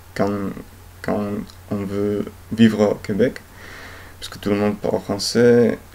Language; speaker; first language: French; non-native, fluent; Czech